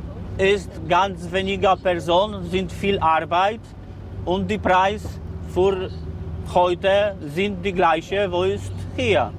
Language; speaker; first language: German; non-native, learner; Polish